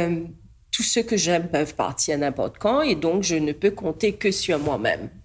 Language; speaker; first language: French; non-native, local second language; Morisyen